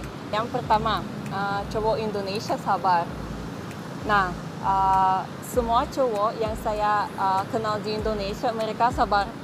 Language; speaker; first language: Indonesian; non-native, fluent; Russian